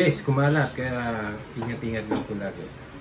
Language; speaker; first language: Filipino; native; Filipino